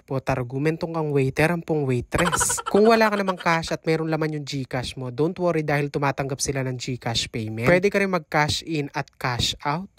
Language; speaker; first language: Filipino; non-native, local second language; Pampanga